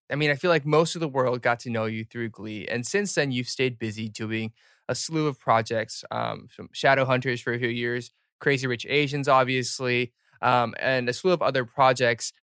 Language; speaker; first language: English; early bilingual, other home language; Korean